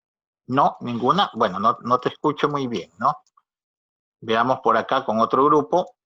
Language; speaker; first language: Spanish; native; Spanish